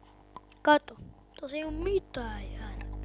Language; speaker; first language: Finnish; native; Finnish